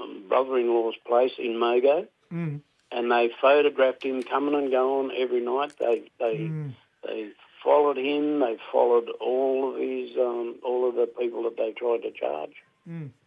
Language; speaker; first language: English; native; English